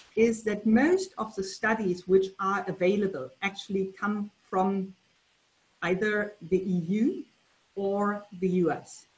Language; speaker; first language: English; non-native, fluent; German